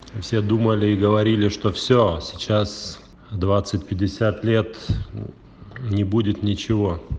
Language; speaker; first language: Russian; non-native, local second language; Lithuanian